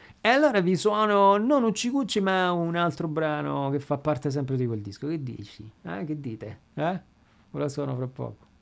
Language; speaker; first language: Italian; native; Italian